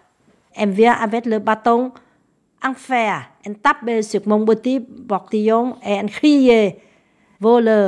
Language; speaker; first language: French; non-native, learner; Vietnamese